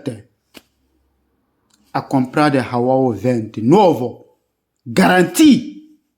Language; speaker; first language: Italian; non-native, learner; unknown